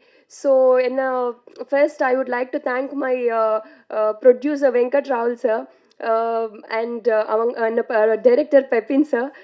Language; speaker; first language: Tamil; non-native, learner; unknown